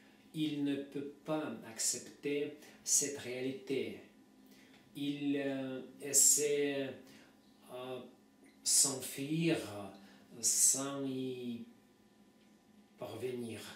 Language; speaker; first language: French; non-native, fluent; Russian